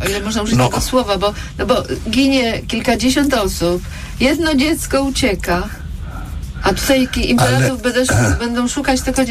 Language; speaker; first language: Polish; native; Polish